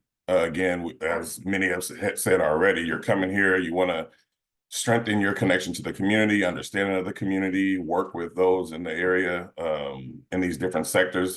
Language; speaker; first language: English; native; English